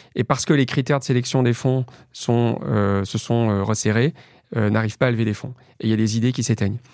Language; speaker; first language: French; native; French